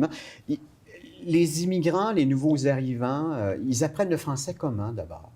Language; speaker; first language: French; native; French